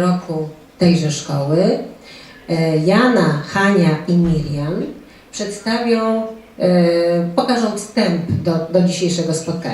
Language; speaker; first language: Polish; native; Polish